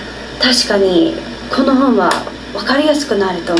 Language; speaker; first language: Japanese; non-native, learner; English